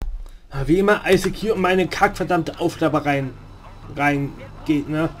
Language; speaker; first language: German; native; German